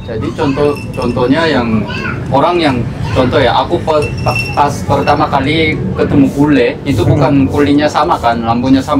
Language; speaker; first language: Indonesian; non-native, fluent; Korean